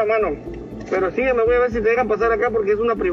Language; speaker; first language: Spanish; native; Spanish